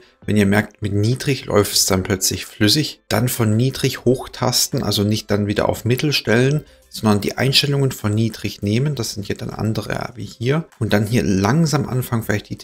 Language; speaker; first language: German; native; German